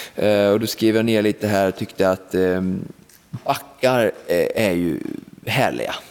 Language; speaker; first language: Swedish; native; Swedish